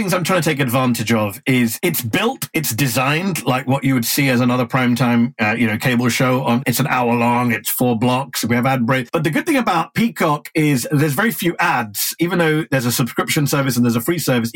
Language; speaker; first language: English; native; English